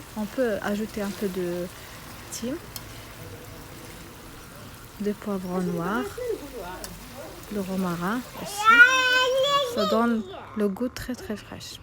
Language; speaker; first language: French; non-native, local second language; Arabic